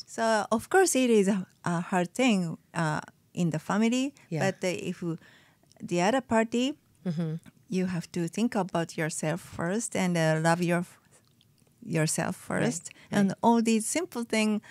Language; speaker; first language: English; non-native, fluent; Japanese